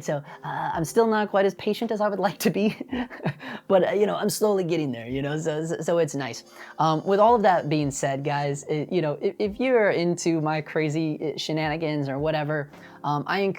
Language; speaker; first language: English; native; English